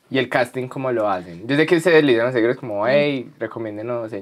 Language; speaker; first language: Spanish; native; Spanish